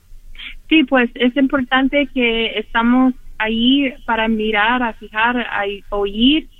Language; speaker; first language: Spanish; early bilingual, heritage; Spanish